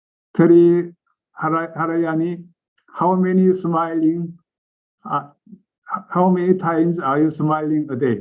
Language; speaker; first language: English; non-native, learner; Korean